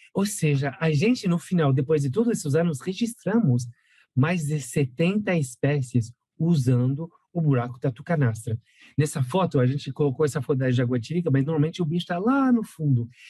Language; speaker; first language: Portuguese; non-native, fluent; French